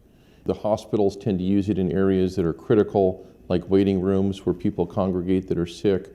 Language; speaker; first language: English; native; English